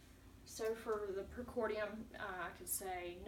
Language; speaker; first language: English; native; English